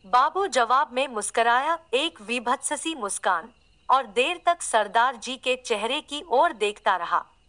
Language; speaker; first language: Hindi; native; Hindi